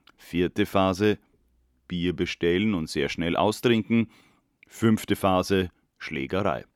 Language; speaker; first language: German; native; German